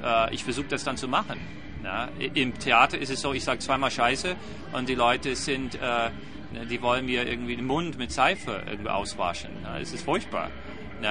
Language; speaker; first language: German; non-native, fluent; English